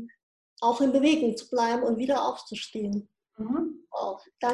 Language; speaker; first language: German; native; German